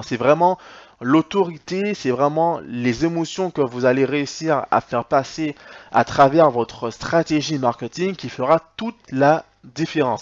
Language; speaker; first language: French; native; French